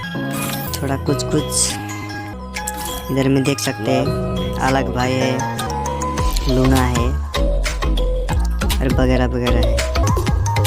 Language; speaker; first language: Hindi; non-native, local second language; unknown